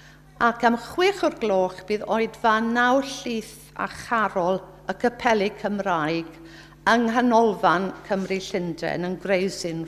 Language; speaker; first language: Welsh; native; Welsh